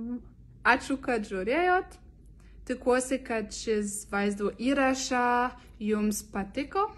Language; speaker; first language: Lithuanian; non-native, learner; French